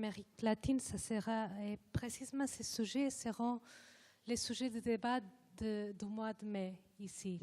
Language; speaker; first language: French; non-native, fluent; Portuguese